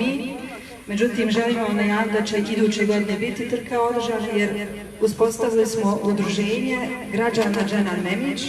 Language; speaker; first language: Bosnian; native; Bosnian